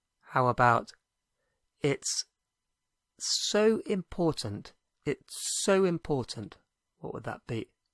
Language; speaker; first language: English; native; English